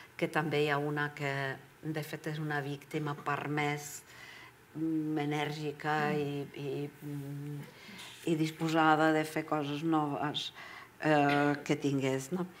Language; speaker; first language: Catalan; non-native, fluent; Czech